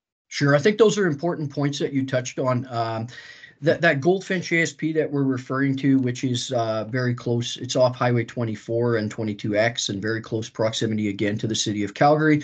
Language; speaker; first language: English; native; English